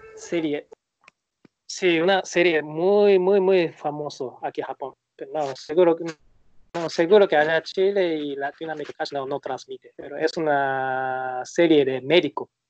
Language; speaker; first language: Spanish; non-native, learner; Japanese